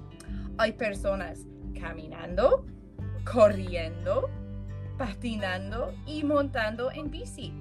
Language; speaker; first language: Spanish; non-native, fluent; English